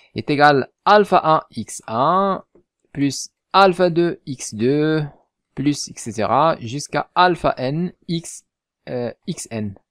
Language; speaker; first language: French; non-native, local second language; Arabic